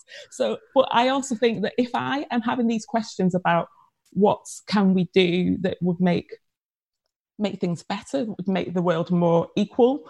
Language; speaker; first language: English; native; English